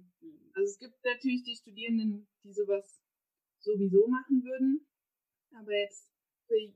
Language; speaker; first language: German; native; German